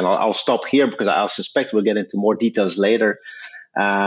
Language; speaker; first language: English; non-native, fluent; Dutch